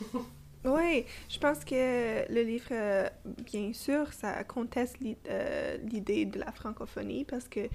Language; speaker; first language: French; non-native, fluent; English